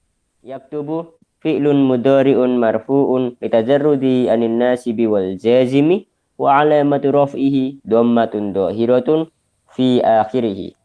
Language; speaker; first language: Arabic; non-native, learner; Indonesian